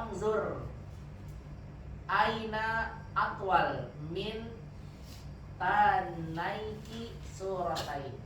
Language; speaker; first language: Arabic; non-native, fluent; Indonesian